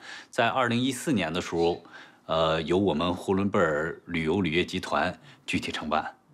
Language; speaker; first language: Chinese; native; Chinese